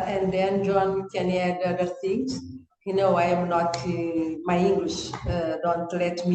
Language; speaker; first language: English; non-native, learner; Kabuverdianu